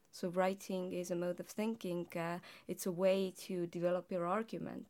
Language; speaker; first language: English; non-native, fluent; Estonian